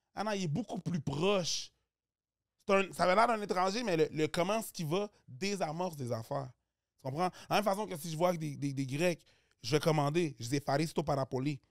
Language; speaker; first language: French; early bilingual, other home language; Haitian Creole